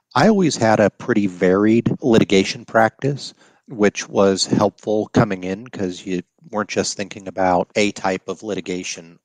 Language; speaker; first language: English; native; English